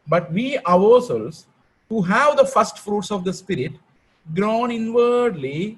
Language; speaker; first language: English; non-native, local second language; Malayalam